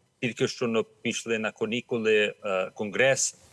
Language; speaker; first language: Ukrainian; early bilingual, heritage; Ukrainian